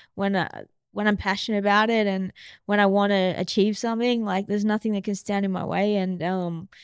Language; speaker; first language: English; native; English